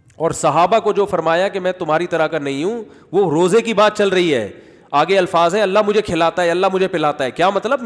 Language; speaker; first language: Urdu; native; Urdu